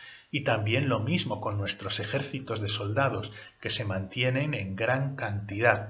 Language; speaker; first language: Spanish; native; Spanish